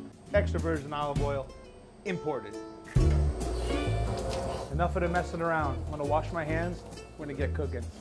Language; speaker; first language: English; native; English